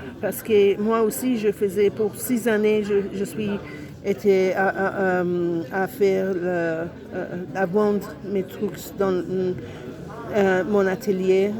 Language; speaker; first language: French; non-native, learner; Italian